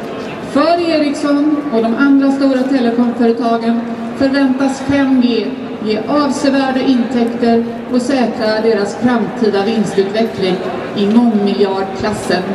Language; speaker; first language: Swedish; native; Swedish